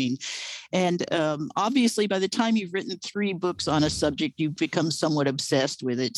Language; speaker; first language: English; native; English